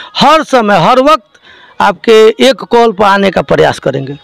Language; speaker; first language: Hindi; native; Hindi